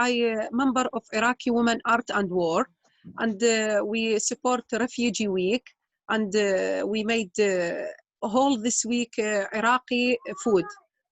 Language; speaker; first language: English; non-native, learner; Arabic